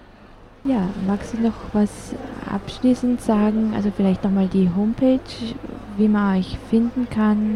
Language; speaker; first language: German; native; German